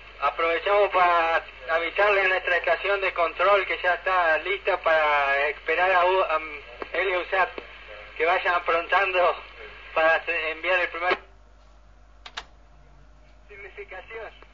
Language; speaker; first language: Spanish; native; Spanish